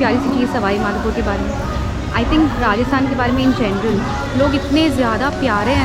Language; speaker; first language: Hindi; native; Hindi